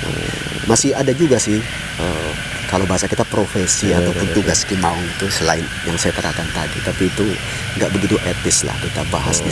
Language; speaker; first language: Indonesian; native; Indonesian